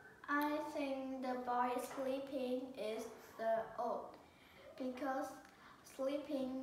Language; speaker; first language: English; non-native, learner; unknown